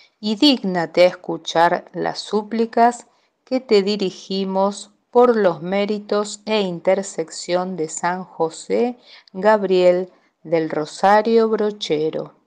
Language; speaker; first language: Spanish; native; Spanish